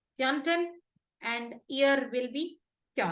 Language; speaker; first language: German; non-native, fluent; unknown